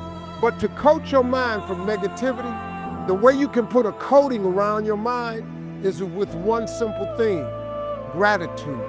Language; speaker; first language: English; native; English